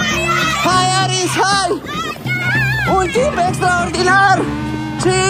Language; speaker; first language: Romanian; native; Romanian